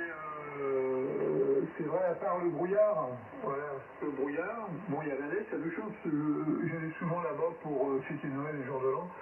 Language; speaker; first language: French; native; French